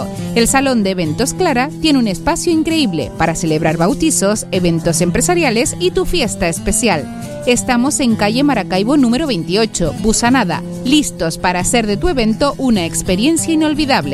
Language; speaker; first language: Spanish; native; Spanish